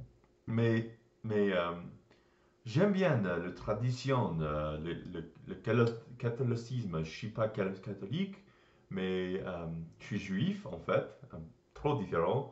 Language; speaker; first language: French; non-native, learner; English